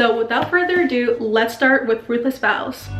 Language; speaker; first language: English; native; English